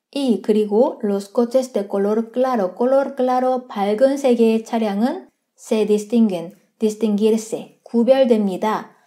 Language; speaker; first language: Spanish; non-native, fluent; Korean